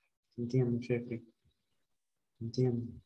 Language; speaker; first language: Spanish; native; Spanish